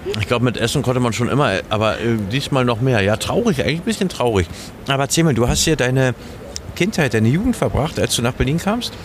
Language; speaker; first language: German; native; German